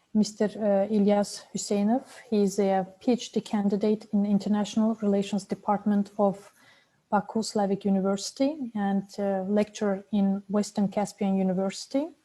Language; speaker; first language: English; non-native, fluent; Azerbaijani